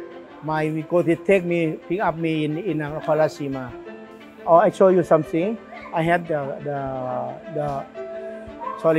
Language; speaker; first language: English; non-native, learner; Thai